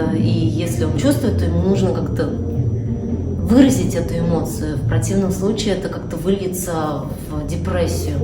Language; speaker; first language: Russian; native; Russian